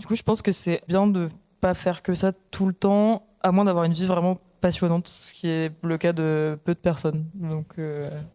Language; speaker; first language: French; native; French